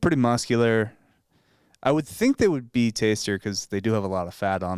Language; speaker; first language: English; native; English